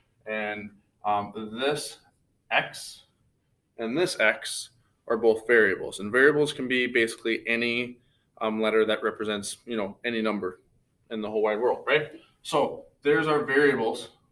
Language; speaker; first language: English; native; English